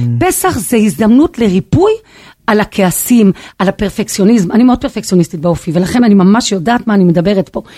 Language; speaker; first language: Hebrew; non-native, fluent; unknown